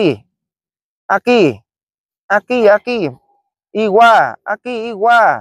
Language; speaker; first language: Portuguese; non-native, learner; Vietnamese